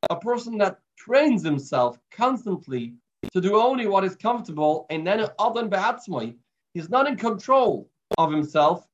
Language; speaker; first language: English; native; English